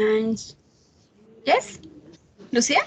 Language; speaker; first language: English; non-native, learner; Spanish